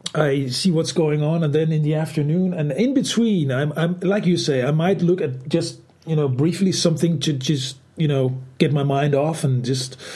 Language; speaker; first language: English; non-native, fluent; Danish